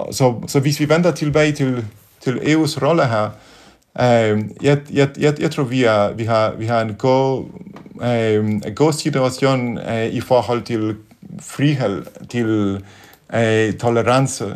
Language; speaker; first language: Danish; non-native, fluent; Polish